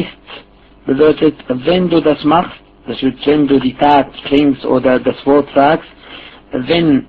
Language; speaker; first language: German; non-native, fluent; Arabic